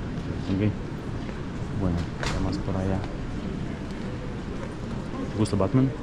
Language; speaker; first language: Spanish; non-native, fluent; German